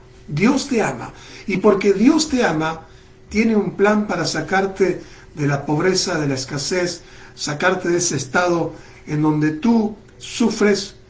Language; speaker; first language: Spanish; native; Spanish